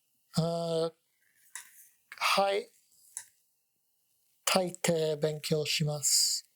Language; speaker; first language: Japanese; non-native, learner; English